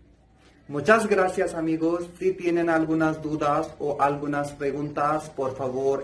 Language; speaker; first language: Spanish; non-native, fluent; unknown